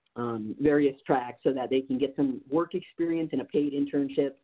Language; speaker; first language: English; native; English